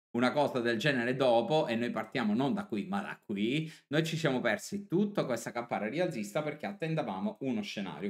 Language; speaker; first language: Italian; native; Italian